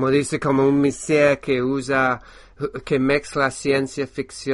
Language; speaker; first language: Spanish; non-native, fluent; English